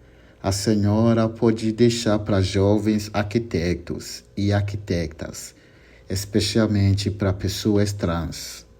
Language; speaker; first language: Portuguese; non-native, learner; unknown